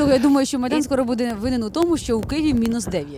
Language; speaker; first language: Ukrainian; native; Ukrainian